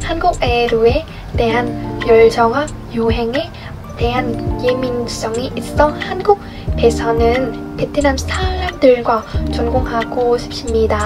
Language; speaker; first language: Korean; non-native, learner; Vietnamese